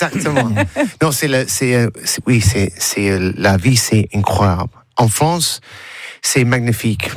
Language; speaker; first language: French; non-native, learner; English